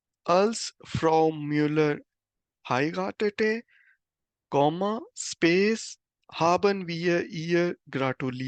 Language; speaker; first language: German; non-native, fluent; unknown